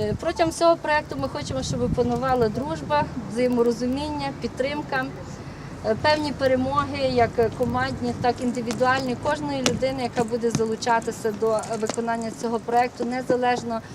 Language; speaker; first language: Ukrainian; native; Ukrainian